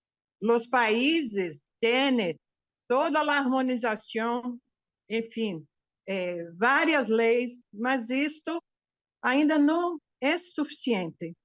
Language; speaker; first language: Portuguese; non-native, fluent; Spanish